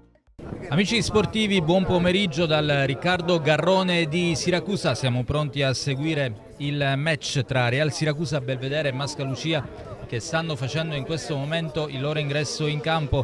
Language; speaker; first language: Italian; native; Italian